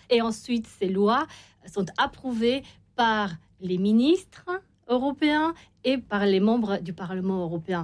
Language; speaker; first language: French; non-native, fluent; Romanian